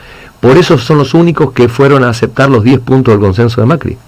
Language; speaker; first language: Spanish; native; Spanish